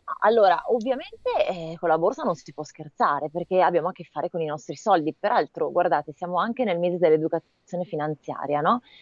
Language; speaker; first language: Italian; native; Italian